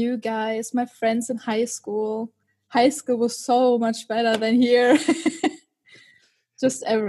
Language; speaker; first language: English; non-native, fluent; German